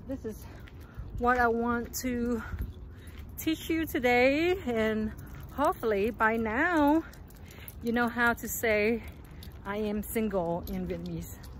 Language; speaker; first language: English; non-native, fluent; Vietnamese